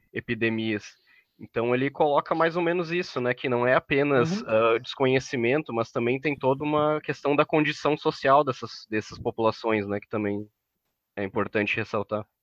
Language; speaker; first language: Portuguese; native; Portuguese